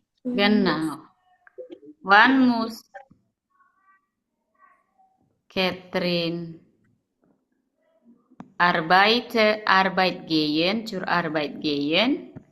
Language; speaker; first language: German; non-native, fluent; Indonesian